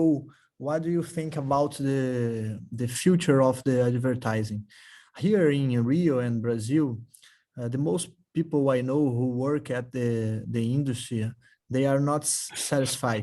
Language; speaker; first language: English; non-native, fluent; Portuguese